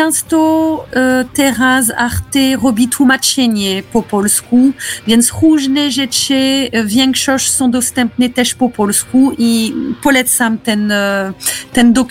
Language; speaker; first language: Polish; non-native, fluent; French